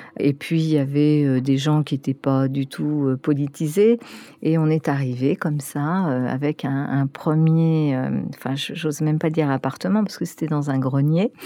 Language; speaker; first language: French; early bilingual, other home language; Spanish